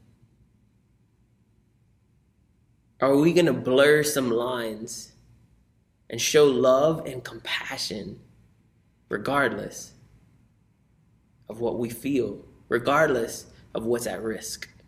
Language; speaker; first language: English; native; English